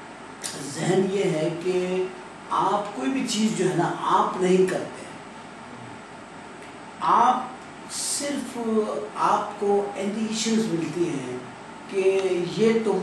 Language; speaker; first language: Urdu; native; Urdu